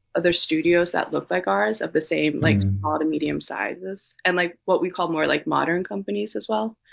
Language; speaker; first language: English; non-native, fluent; Danish